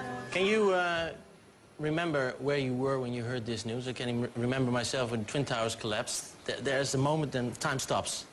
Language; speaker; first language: English; non-native, fluent; Dutch